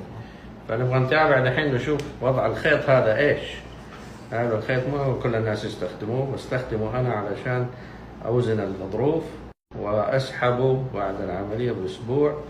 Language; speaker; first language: Arabic; native; Arabic